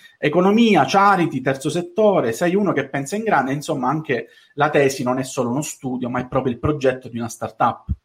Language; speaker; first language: Italian; native; Italian